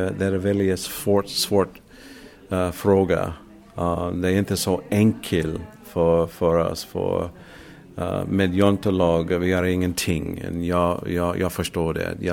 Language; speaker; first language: Swedish; non-native, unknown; English